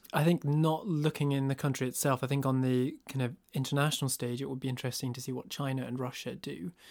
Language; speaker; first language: English; native; English